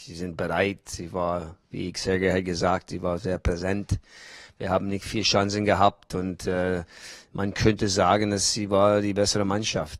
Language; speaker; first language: German; non-native, learner; English